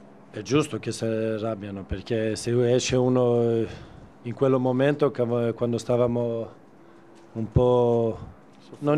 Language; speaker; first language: Italian; non-native, fluent; Swedish